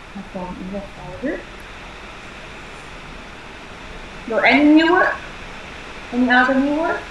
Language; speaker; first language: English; non-native, fluent; Vietnamese